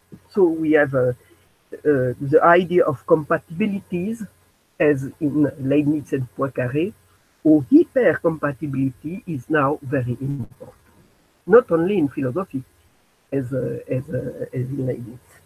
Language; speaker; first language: English; non-native, learner; French